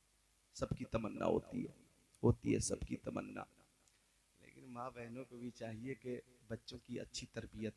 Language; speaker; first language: Hindi; native; Hindi